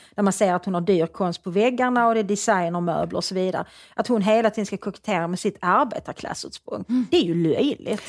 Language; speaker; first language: Swedish; native; Swedish